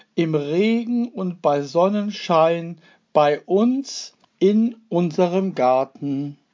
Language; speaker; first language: German; native; German